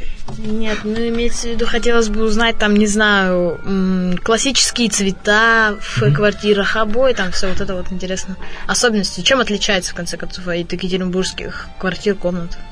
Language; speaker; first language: Russian; native; Russian